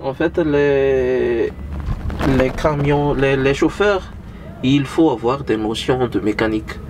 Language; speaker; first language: French; non-native, local second language; Malagasy